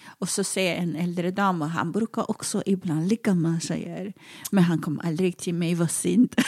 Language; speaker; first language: Swedish; non-native, fluent; Persian